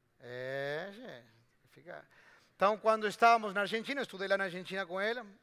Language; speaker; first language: Portuguese; non-native, fluent; Spanish